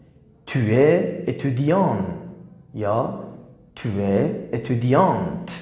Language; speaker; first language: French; non-native, fluent; Persian